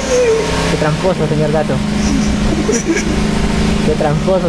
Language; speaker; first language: Spanish; native; Spanish